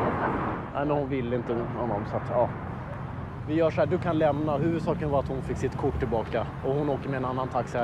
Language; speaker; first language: Swedish; native; Swedish